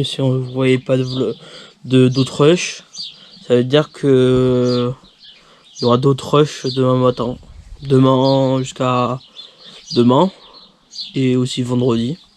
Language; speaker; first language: French; native; French